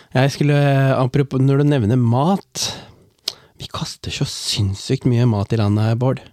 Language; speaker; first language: Norwegian; early bilingual, other home language; Tamil